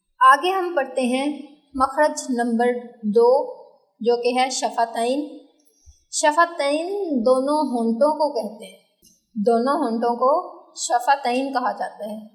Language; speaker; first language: Urdu; native; Urdu